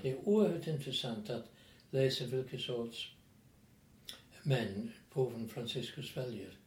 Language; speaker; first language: Swedish; non-native, fluent; English